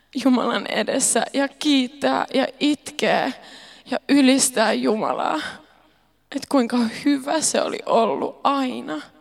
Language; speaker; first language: Finnish; early bilingual, heritage; Finnish